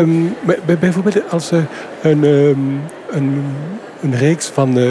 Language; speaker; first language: Dutch; non-native, fluent; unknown